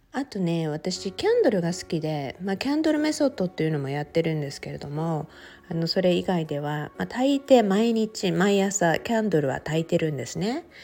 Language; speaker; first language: Japanese; native; Japanese